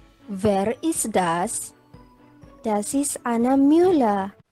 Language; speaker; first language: German; non-native, learner; Indonesian